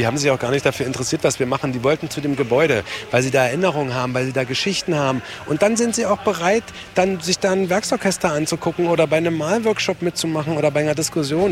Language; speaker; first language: German; native; German